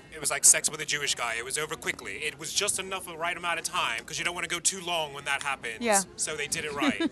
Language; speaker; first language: English; native; English